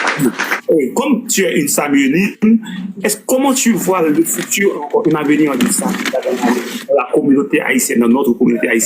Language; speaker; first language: French; non-native, local second language; Haitian Creole